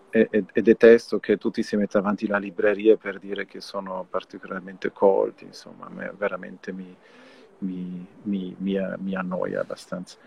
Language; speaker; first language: Italian; non-native, fluent; German